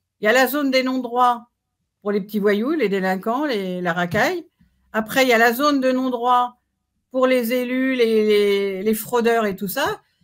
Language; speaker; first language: French; native; French